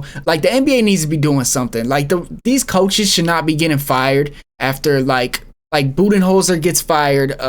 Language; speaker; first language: English; native; English